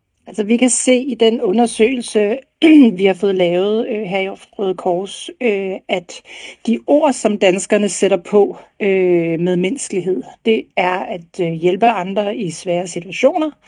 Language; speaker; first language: Danish; native; Danish